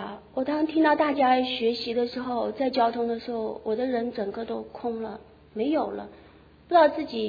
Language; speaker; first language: Chinese; native; Chinese